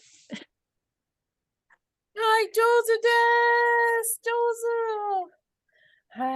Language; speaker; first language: Japanese; non-native, fluent; English